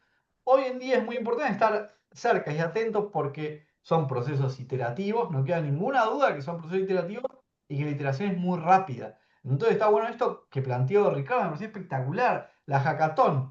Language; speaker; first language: Spanish; native; Spanish